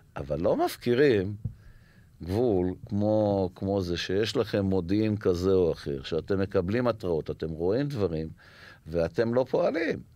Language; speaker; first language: Hebrew; native; Hebrew